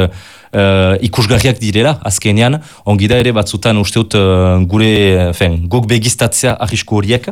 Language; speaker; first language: Basque; native; Basque